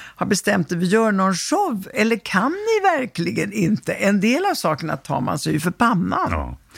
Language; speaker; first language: Swedish; early bilingual, other home language; Italian